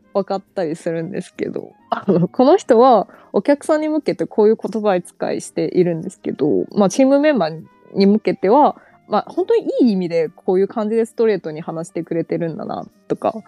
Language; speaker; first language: Japanese; non-native, fluent; Chinese